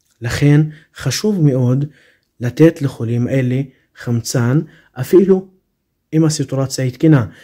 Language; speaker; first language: Hebrew; non-native, local second language; Arabic